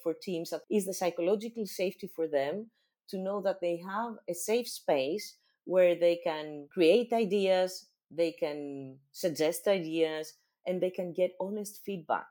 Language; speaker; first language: English; non-native, fluent; Greek